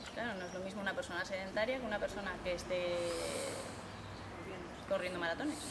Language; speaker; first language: Spanish; native; Spanish